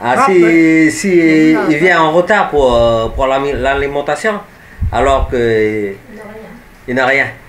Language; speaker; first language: French; early bilingual, heritage; Vietnamese